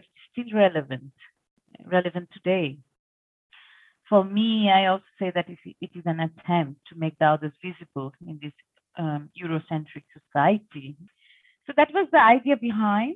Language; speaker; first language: English; non-native, local second language; Bangla